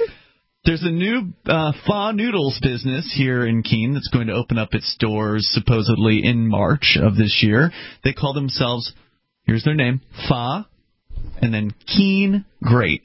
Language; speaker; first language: English; native; English